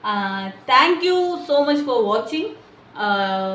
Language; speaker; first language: Malayalam; non-native, local second language; Tulu